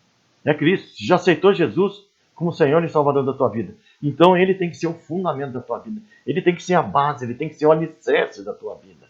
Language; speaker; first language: Portuguese; native; Portuguese